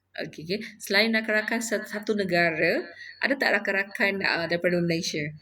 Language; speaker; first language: Malay; native; Malay